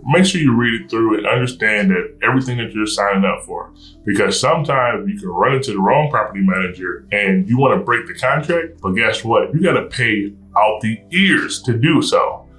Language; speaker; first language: English; native; English